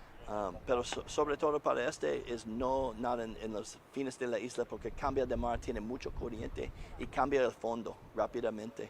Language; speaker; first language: Spanish; non-native, learner; English